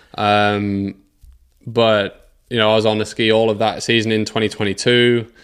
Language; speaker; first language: English; native; English